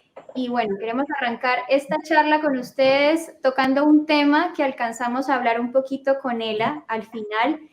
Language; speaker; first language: Spanish; native; Spanish